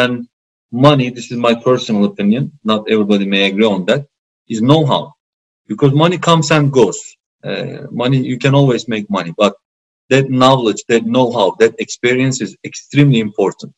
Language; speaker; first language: English; non-native, fluent; Turkish